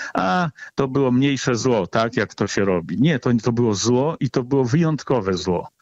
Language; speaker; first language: Polish; native; Polish